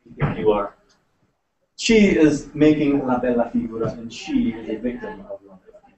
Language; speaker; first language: English; native; English